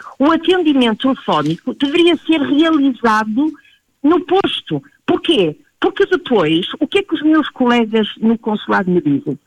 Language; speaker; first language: Portuguese; early bilingual, heritage; Portuguese